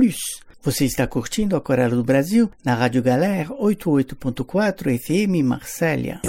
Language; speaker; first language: Portuguese; non-native, fluent; French